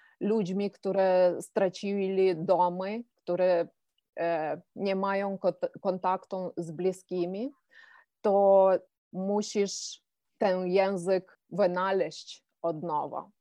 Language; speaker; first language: Polish; non-native, fluent; Ukrainian